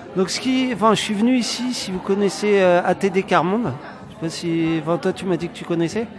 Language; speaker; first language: French; native; French